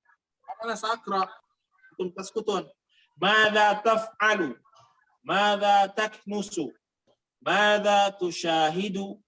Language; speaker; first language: Arabic; non-native, fluent; Indonesian